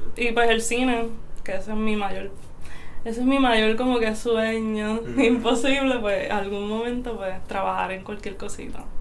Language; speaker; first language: Spanish; native; Spanish